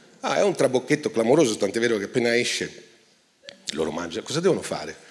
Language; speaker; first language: Italian; native; Italian